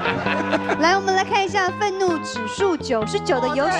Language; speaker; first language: Chinese; native; Chinese